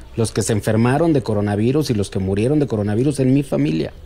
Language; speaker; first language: Spanish; native; Spanish